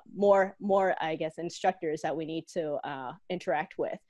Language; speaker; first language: English; non-native, local second language; Cantonese